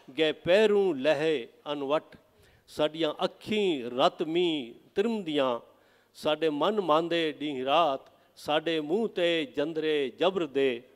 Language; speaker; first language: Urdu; non-native, local second language; Saraiki